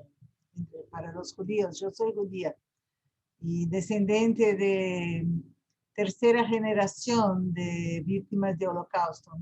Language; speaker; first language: Spanish; non-native, fluent; Portuguese